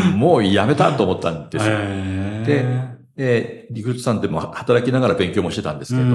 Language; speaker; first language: Japanese; native; Japanese